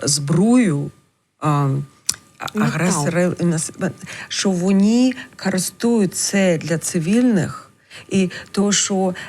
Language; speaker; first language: Ukrainian; non-native, learner; English